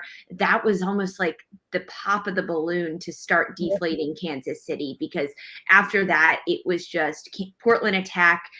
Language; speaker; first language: English; native; English